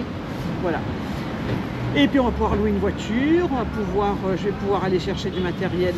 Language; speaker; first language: French; native; French